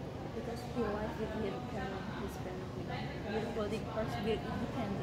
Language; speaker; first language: English; non-native, learner; Indonesian